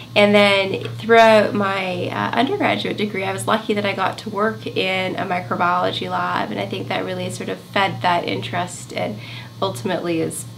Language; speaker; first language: English; native; English